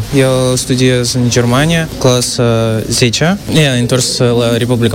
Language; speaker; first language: Romanian; non-native, learner; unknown